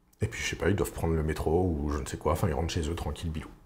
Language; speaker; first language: French; native; French